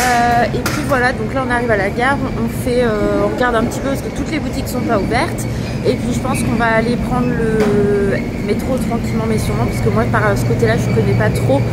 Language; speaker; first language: French; native; French